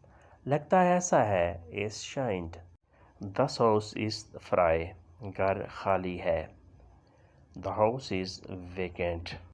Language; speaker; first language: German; non-native, learner; Urdu